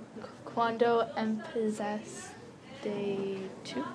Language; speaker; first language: Spanish; non-native, learner; English